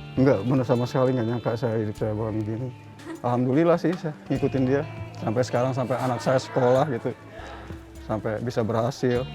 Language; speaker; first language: Indonesian; native; Indonesian